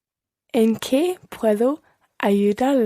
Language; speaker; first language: Spanish; non-native, learner; English